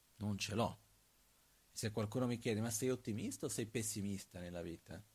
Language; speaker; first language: Italian; non-native, fluent; Portuguese